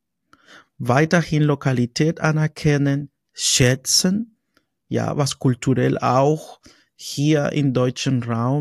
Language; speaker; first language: German; non-native, fluent; Spanish